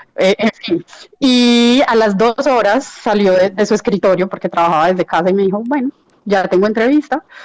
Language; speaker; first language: Spanish; native; Spanish